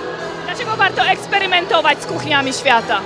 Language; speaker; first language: Polish; native; Polish